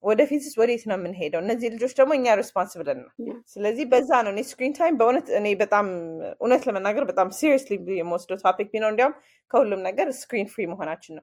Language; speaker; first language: Amharic; early bilingual, heritage; Amharic